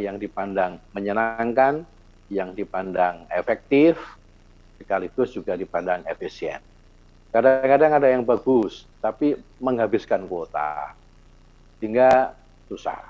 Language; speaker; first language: Indonesian; native; Indonesian